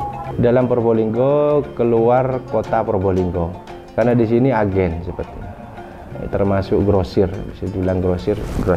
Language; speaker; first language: Indonesian; non-native, local second language; Madurese